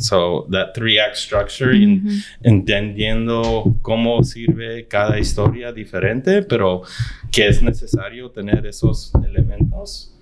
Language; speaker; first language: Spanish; early bilingual, heritage; English